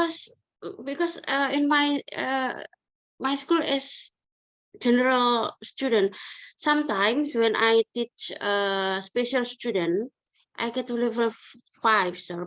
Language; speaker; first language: English; non-native, learner; Indonesian